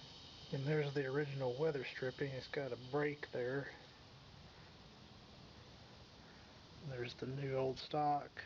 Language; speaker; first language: English; native; English